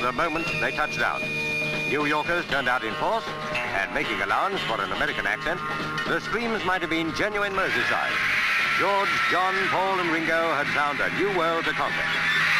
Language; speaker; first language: English; native; English